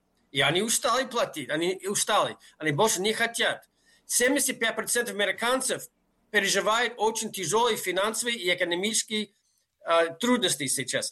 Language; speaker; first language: Russian; non-native, fluent; English